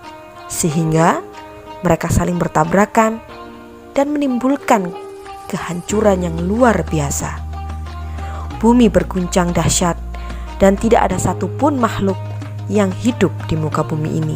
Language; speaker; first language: Indonesian; native; Indonesian